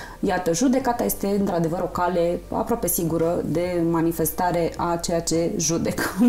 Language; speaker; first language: Romanian; native; Romanian